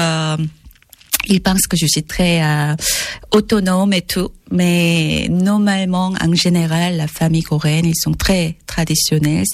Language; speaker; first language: French; non-native, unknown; Korean